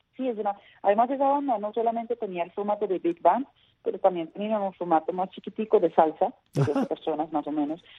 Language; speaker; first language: Spanish; non-native, fluent; Dutch